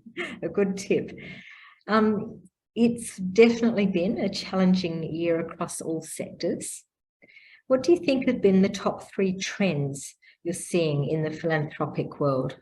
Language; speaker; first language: English; native; English